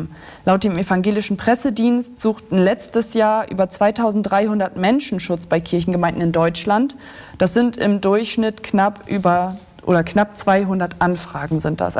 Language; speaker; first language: German; native; German